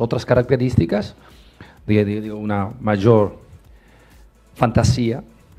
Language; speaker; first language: Portuguese; non-native, fluent; Spanish